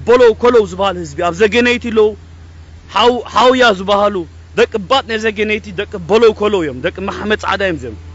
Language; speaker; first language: Tigrinya; early bilingual, heritage; Tigrinya